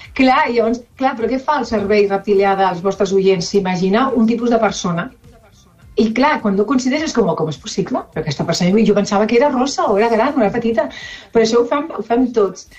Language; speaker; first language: Catalan; non-native, local second language; Spanish